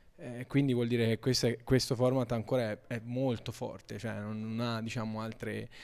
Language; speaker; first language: Italian; native; Italian